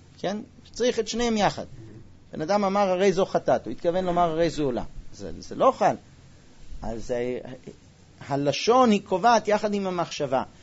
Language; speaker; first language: Hebrew; non-native, fluent; English